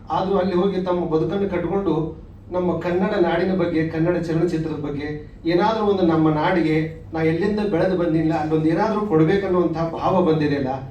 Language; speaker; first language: Kannada; native; Kannada